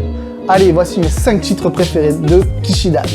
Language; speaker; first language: French; native; French